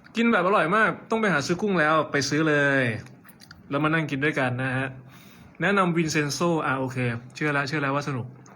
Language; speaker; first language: Thai; native; Thai